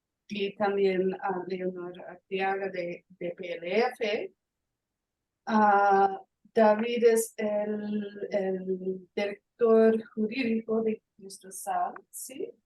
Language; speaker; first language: Spanish; non-native, fluent; English